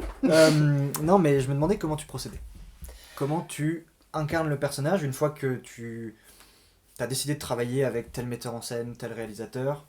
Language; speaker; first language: French; native; French